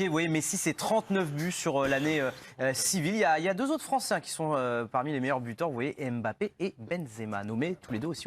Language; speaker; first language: French; native; French